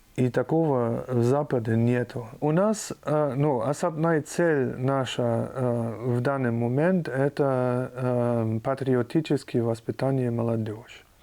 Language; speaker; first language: Russian; non-native, fluent; German